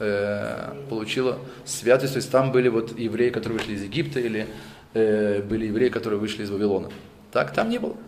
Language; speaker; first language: Russian; native; Russian